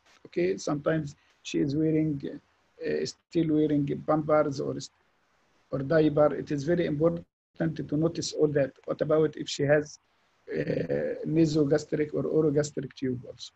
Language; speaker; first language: English; non-native, fluent; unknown